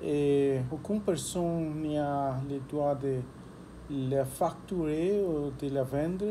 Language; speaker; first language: French; non-native, learner; Spanish